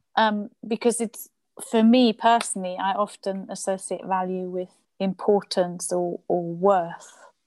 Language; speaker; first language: English; non-native, fluent; German